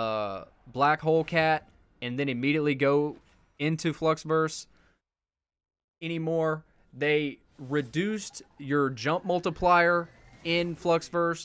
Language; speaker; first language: English; native; English